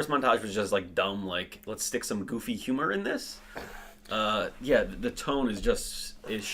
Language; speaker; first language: English; native; English